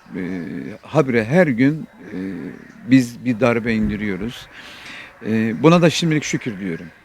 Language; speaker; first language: Turkish; native; Turkish